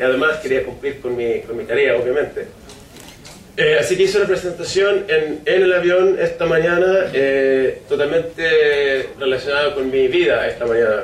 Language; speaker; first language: Spanish; non-native, fluent; Swedish